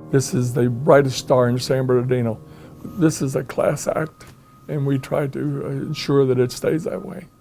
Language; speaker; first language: English; native; English